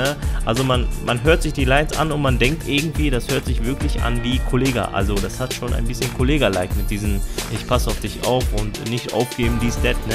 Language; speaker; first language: German; native; German